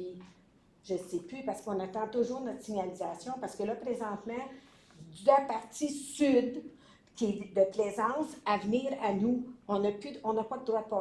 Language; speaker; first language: French; native; French